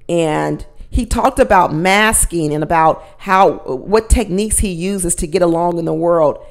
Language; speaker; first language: English; native; English